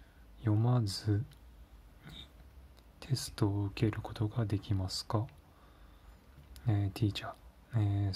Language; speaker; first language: Japanese; non-native, learner; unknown